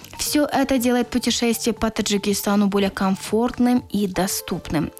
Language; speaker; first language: Russian; non-native, local second language; Tajik